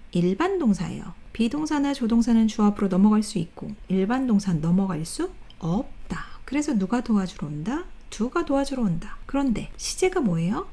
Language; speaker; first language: Korean; native; Korean